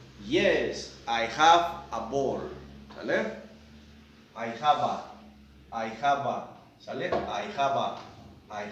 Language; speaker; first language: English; non-native, fluent; Spanish